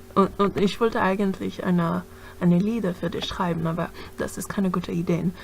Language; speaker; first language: German; non-native, learner; English